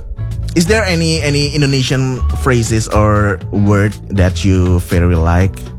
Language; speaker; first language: English; non-native, fluent; Indonesian